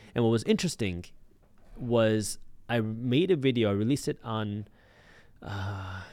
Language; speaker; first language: English; early bilingual, other home language; Punjabi